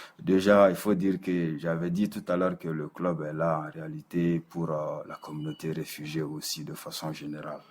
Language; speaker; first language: French; non-native, local second language; Bambara